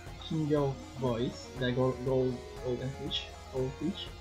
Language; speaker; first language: English; non-native, learner; Japanese